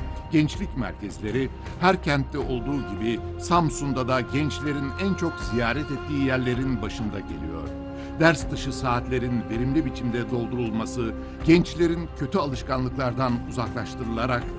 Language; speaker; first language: Turkish; native; Turkish